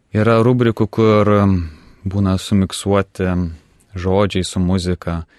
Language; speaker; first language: Lithuanian; native; Lithuanian